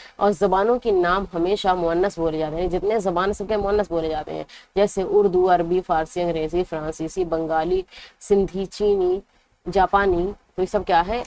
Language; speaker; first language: Urdu; native; Urdu